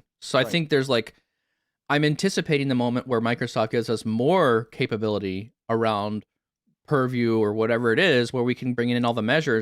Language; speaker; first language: English; native; English